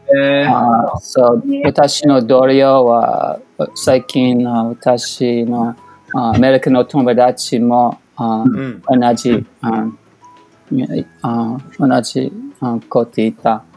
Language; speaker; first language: Japanese; non-native, learner; English